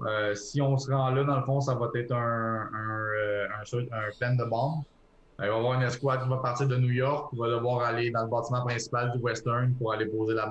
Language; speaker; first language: French; native; French